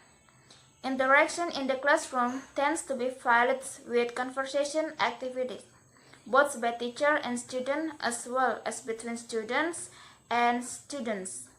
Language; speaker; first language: English; non-native, learner; Indonesian